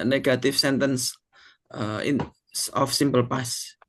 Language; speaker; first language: English; non-native, fluent; Indonesian